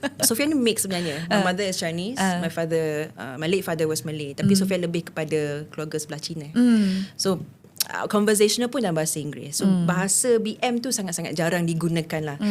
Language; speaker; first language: Malay; non-native, local second language; English